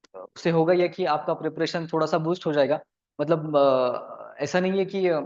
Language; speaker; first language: Hindi; non-native, local second language; Marathi